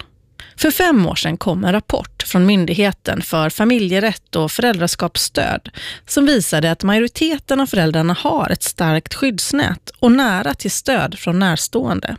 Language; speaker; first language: Swedish; native; Swedish